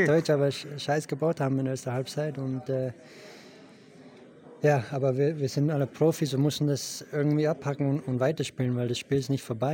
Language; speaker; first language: German; non-native, fluent; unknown